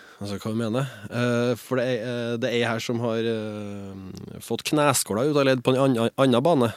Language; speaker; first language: Norwegian; native; Norwegian